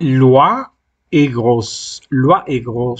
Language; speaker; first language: French; non-native, fluent; Spanish